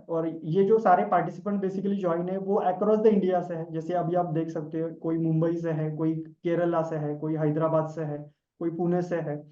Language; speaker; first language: Hindi; non-native, local second language; Marathi